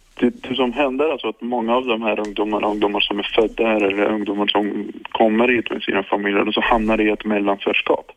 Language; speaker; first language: Swedish; non-native, fluent; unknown